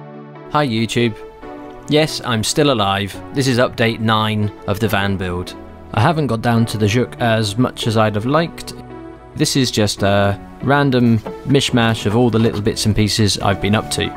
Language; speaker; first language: English; native; English